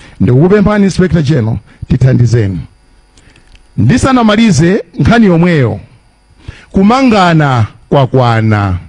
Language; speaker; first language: Nyanja; native; Nyanja